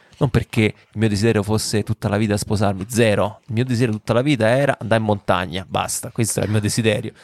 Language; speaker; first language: Italian; native; Italian